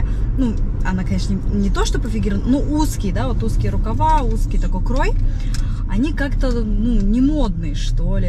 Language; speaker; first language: Russian; native; Russian